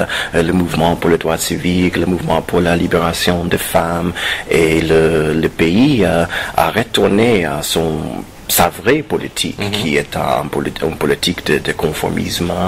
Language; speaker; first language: French; non-native, fluent; English